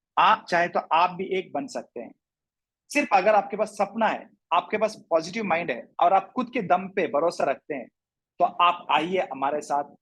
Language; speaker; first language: Hindi; non-native, local second language; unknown